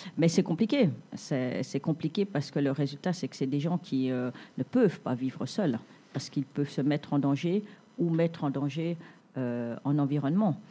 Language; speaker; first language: French; native; French